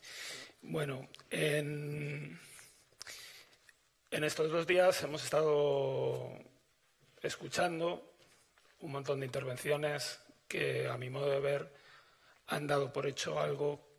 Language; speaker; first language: Spanish; native; Spanish